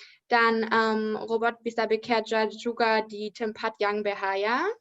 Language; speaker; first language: Indonesian; non-native, learner; German